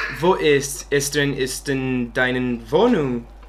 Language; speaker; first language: German; non-native, learner; English